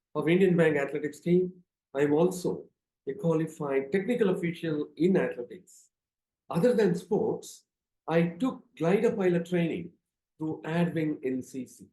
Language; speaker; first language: English; non-native, local second language; Tamil